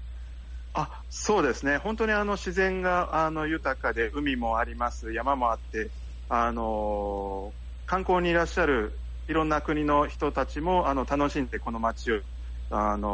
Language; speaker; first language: Japanese; native; Japanese